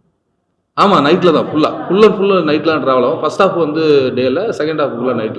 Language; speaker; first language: Tamil; native; Tamil